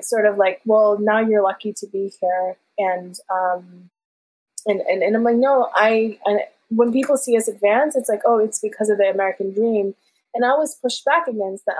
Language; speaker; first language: English; early bilingual, other home language; Persian